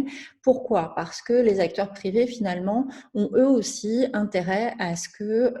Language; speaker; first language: French; native; French